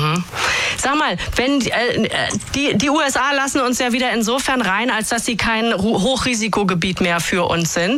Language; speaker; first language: German; native; German